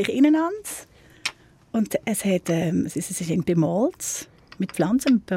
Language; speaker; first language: German; native; German